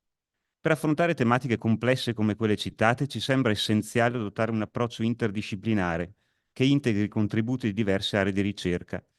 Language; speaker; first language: Italian; native; Italian